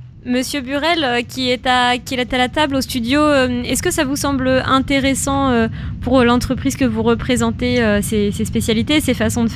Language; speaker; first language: French; native; French